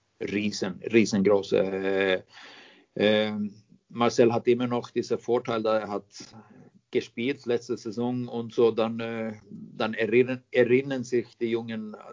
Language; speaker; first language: German; non-native, fluent; Swedish